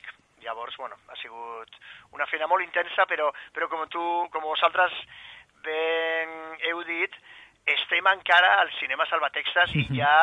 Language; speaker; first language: Catalan; non-native, fluent; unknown